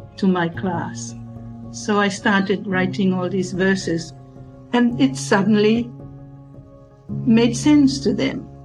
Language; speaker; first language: English; non-native, fluent; Tongan